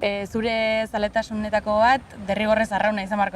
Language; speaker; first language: Basque; native; Basque